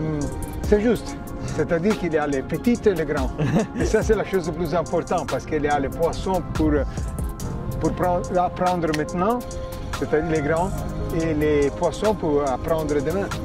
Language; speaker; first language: French; non-native, fluent; Italian